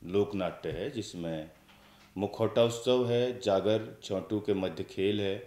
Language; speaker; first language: Hindi; native; Hindi